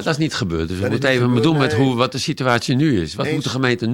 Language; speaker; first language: Dutch; native; Dutch